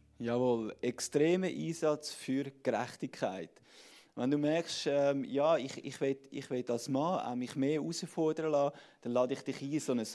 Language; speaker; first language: German; native; German